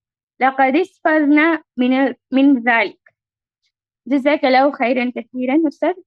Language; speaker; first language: Arabic; non-native, learner; Tamil